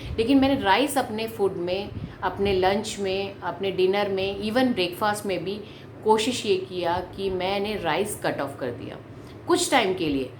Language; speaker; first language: Hindi; non-native, local second language; Malayalam